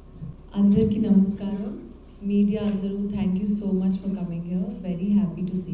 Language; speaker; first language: Telugu; non-native, learner; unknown